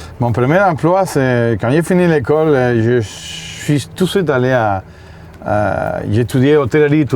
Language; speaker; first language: French; non-native, fluent; Spanish